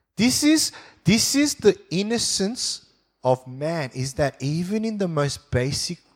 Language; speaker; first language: English; native; English